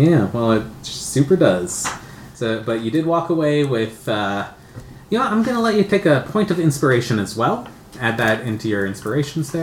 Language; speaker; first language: English; native; English